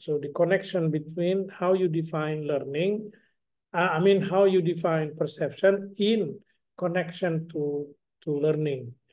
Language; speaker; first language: English; non-native, fluent; Indonesian